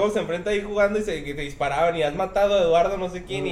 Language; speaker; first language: Spanish; native; Spanish